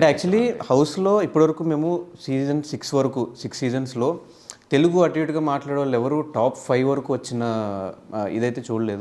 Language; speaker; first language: Telugu; native; Telugu